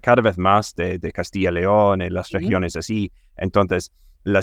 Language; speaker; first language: Spanish; non-native, fluent; English